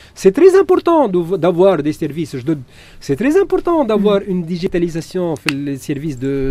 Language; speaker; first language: French; non-native, local second language; Arabic